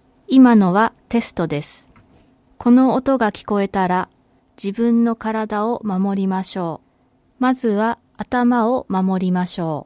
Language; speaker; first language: Japanese; native; Japanese